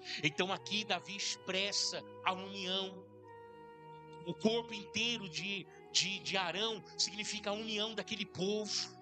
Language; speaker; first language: Portuguese; native; Portuguese